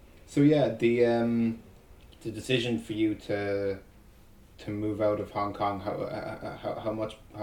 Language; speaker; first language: English; native; English